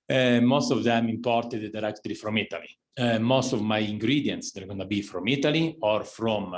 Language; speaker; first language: English; non-native, fluent; Italian